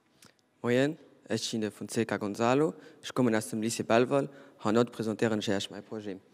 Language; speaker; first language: German; non-native, learner; Portuguese